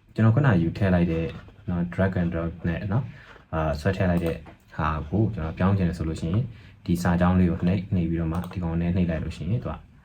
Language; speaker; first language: Burmese; native; Burmese